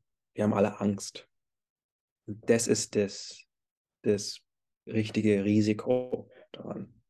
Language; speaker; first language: German; early bilingual, heritage; English